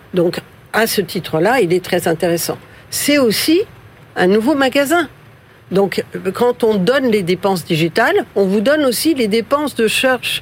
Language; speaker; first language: French; early bilingual, other home language; Spanish